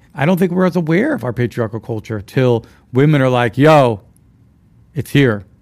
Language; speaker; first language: English; early bilingual, other home language; Spanish